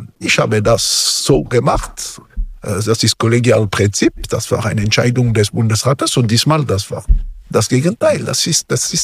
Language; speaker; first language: German; non-native, local second language; French